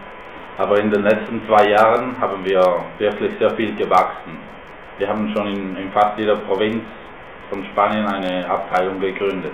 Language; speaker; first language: German; non-native, fluent; Spanish